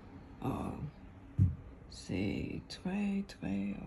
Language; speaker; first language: French; non-native, fluent; English